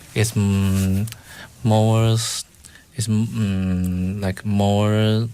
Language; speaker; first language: English; non-native, fluent; Chinese